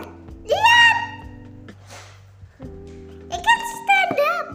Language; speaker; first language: English; non-native, learner; Indonesian